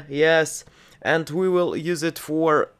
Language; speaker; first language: English; non-native, learner; Russian